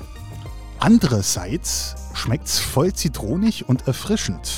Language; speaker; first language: German; native; German